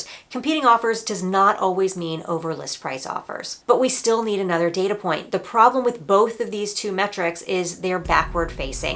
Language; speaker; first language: English; native; English